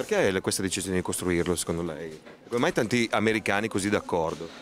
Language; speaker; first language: Italian; native; Italian